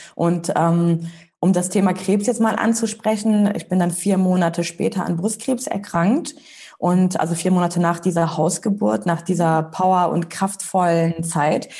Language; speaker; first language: German; early bilingual, other home language; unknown